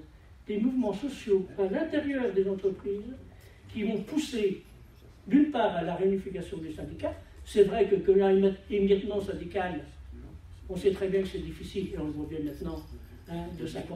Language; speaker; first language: French; native; French